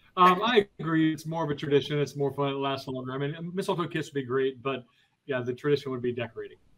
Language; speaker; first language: English; native; English